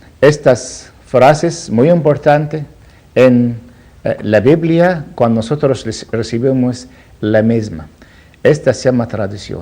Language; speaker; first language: Spanish; non-native, learner; Arabic